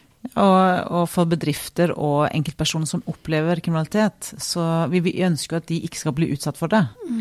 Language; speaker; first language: Norwegian; native; Norwegian